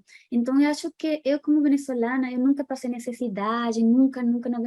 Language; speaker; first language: Portuguese; non-native, fluent; Spanish